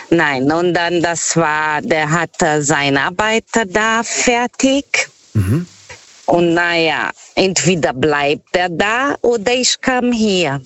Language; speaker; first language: German; non-native, fluent; Portuguese